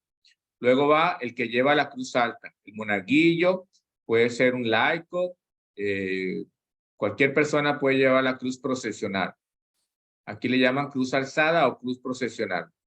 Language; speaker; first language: Spanish; native; Spanish